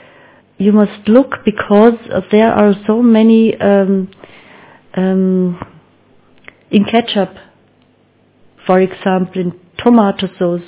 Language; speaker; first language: English; non-native, learner; German